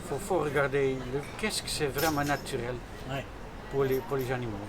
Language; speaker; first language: French; non-native, fluent; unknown